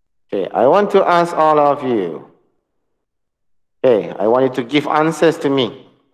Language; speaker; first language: English; non-native, local second language; Malay